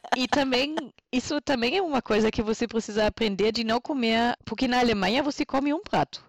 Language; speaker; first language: Portuguese; non-native, fluent; German